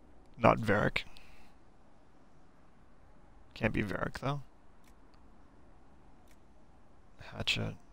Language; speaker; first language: English; native; English